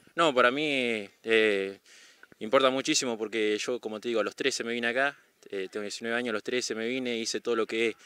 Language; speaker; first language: Spanish; native; Spanish